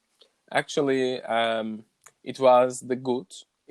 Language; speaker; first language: English; non-native, learner; Turkish